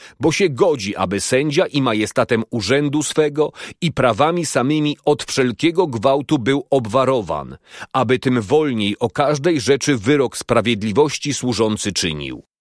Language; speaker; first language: Polish; native; Polish